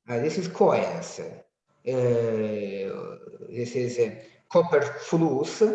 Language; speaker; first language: English; non-native, learner; Azerbaijani